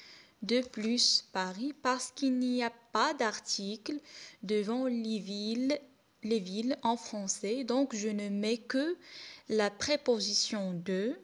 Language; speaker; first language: French; non-native, local second language; Arabic